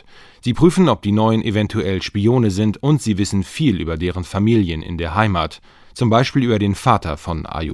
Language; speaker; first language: German; native; German